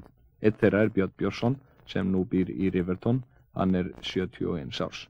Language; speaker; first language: Icelandic; native; Icelandic